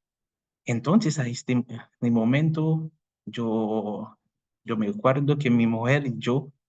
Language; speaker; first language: Spanish; non-native, fluent; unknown